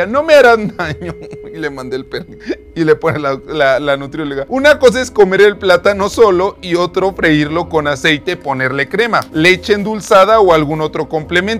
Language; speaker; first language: Spanish; native; Spanish